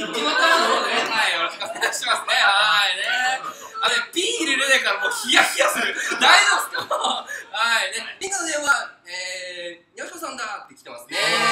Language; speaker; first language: Japanese; native; Japanese